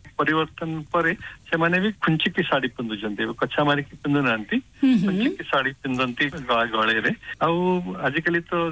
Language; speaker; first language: Odia; non-native, local second language; Marathi